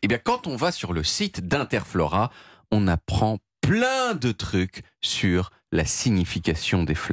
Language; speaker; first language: French; native; French